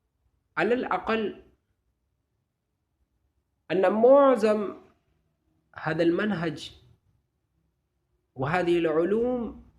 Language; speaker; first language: Arabic; non-native, fluent; Urdu